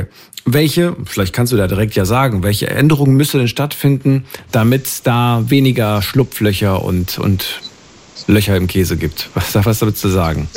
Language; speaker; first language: German; native; German